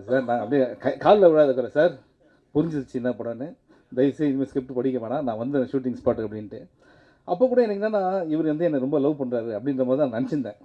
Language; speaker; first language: Tamil; native; Tamil